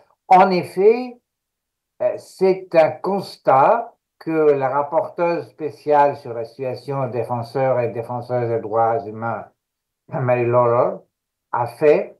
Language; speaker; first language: French; non-native, fluent; Greek